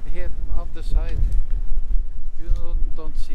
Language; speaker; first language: English; non-native, learner; Norwegian